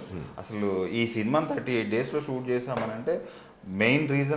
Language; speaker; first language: Telugu; native; Telugu